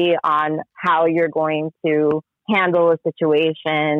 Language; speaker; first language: English; native; English